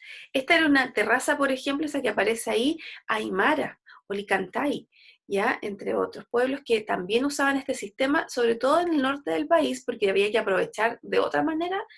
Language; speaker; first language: Spanish; native; Spanish